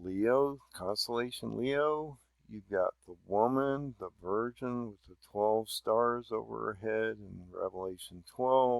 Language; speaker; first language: English; native; English